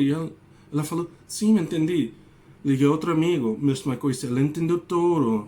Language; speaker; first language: Portuguese; non-native, learner; English